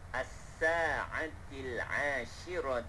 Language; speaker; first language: Arabic; non-native, fluent; Malay